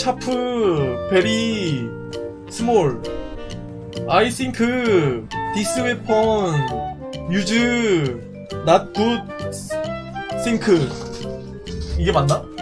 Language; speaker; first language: English; non-native, learner; Korean